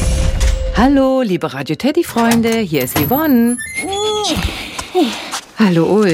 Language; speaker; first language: German; native; German